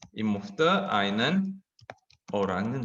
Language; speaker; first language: German; non-native, fluent; Indonesian